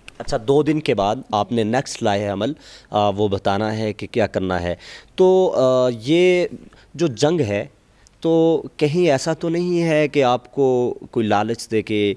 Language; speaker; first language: Urdu; non-native, local second language; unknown